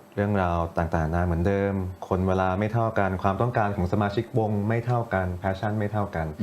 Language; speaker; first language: Thai; non-native, local second language; English